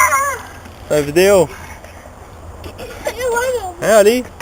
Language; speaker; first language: French; native; French